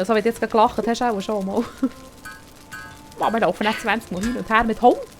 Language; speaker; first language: German; native; German